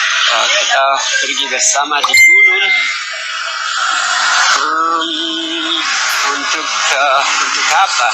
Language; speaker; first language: Indonesian; non-native, learner; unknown